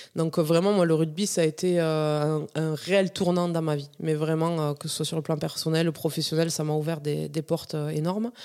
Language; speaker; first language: French; native; French